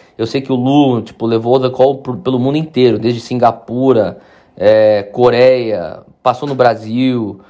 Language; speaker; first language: Portuguese; native; Portuguese